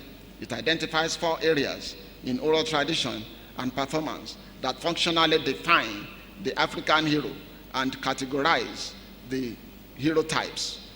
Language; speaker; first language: English; non-native, local second language; Yoruba